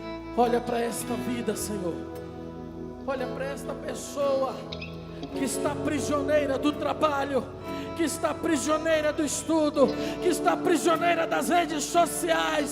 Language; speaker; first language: Portuguese; native; Portuguese